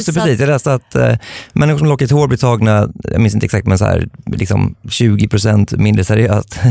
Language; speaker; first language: Swedish; native; Swedish